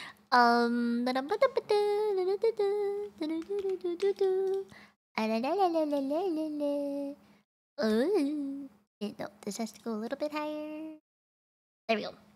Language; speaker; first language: English; native; English